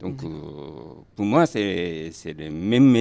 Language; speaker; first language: French; non-native, learner; Japanese